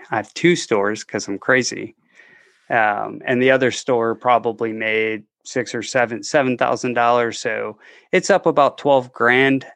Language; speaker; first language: English; native; English